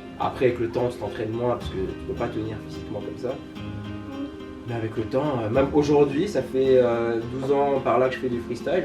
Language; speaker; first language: French; native; French